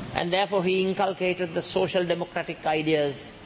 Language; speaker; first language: English; non-native, local second language; Sinhala